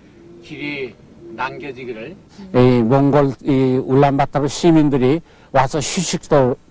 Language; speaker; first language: Korean; native; Korean